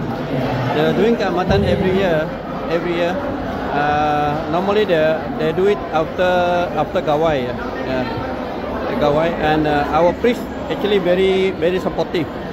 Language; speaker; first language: English; non-native, local second language; Malay